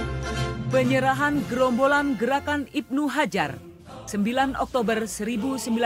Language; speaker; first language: Indonesian; native; Indonesian